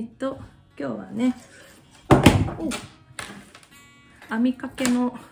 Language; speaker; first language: Japanese; native; Japanese